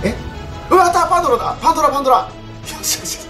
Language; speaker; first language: Japanese; native; Japanese